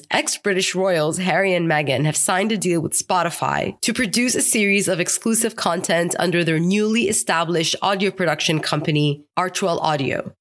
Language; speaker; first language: English; non-native, fluent; Arabic